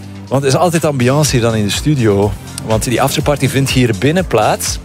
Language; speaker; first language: Dutch; native; Dutch